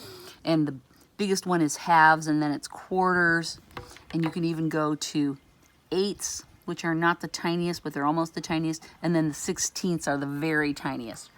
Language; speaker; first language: English; native; English